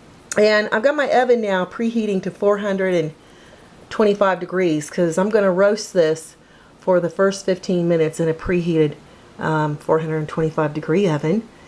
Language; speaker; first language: English; native; English